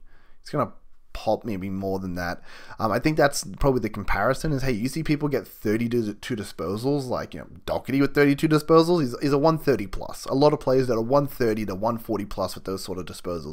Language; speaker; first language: English; native; English